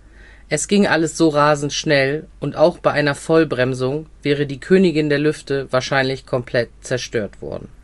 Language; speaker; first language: German; native; German